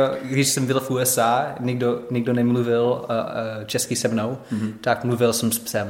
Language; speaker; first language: Czech; non-native, learner; English